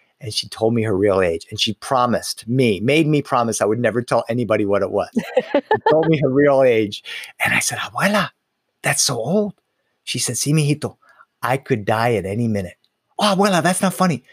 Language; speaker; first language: English; early bilingual, other home language; Spanish